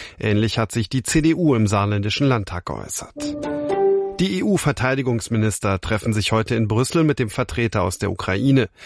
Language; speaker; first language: German; native; German